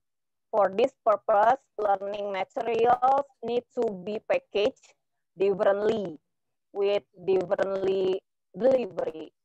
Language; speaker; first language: English; non-native, learner; Indonesian